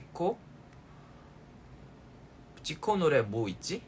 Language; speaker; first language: Korean; non-native, learner; Thai